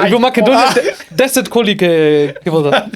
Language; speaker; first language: Macedonian; non-native, learner; German